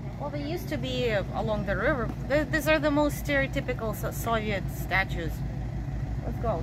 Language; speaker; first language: English; non-native, fluent; Russian